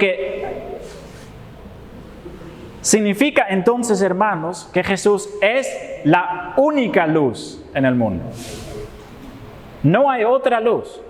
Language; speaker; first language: Spanish; non-native, fluent; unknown